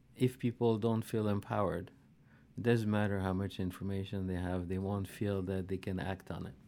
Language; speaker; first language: English; non-native, fluent; Arabic